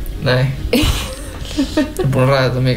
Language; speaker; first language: Icelandic; native; Icelandic